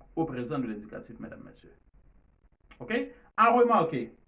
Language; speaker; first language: French; non-native, learner; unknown